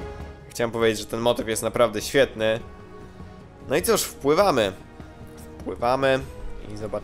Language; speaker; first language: Polish; native; Polish